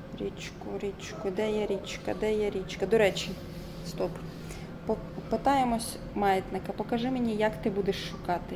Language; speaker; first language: Ukrainian; non-native, local second language; Russian